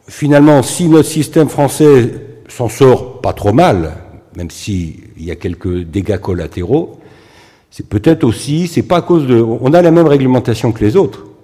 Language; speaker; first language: French; native; French